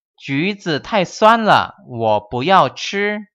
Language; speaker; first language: Chinese; non-native, fluent; Indonesian